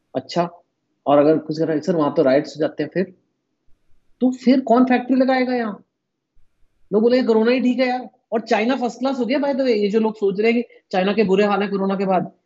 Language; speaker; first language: Hindi; native; Hindi